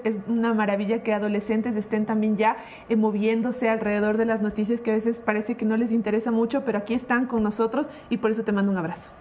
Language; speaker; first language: Spanish; native; Spanish